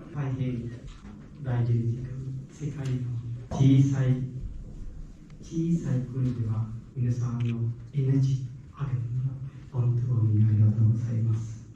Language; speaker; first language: Japanese; non-native, learner; Sinhala